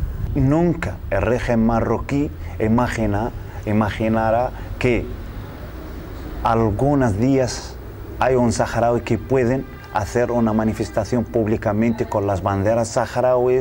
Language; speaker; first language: Spanish; non-native, learner; Arabic